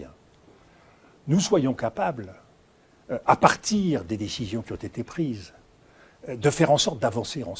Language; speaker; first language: French; native; French